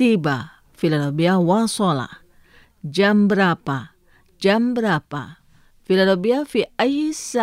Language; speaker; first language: Arabic; non-native, fluent; Indonesian